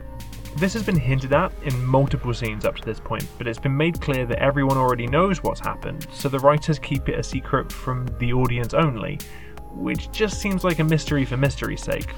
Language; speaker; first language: English; native; English